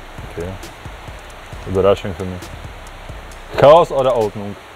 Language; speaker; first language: German; non-native, fluent; Czech